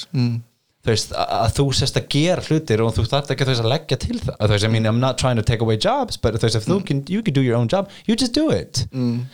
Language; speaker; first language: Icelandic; early bilingual, heritage; English